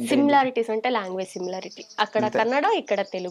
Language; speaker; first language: Telugu; non-native, local second language; Kannada